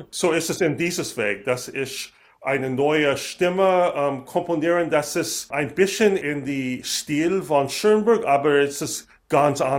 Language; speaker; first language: German; non-native, learner; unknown